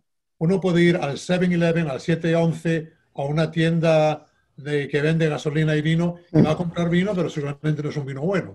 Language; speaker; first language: Spanish; native; Spanish